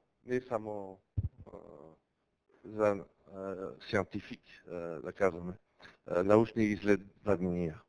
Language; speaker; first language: Bulgarian; non-native, learner; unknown